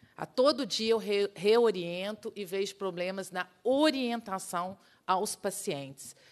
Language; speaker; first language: Portuguese; native; Portuguese